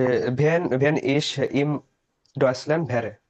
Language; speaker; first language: German; non-native, learner; Bangla